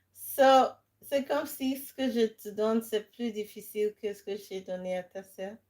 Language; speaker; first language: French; non-native, fluent; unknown